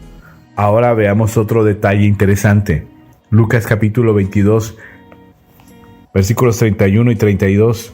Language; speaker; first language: Spanish; native; Spanish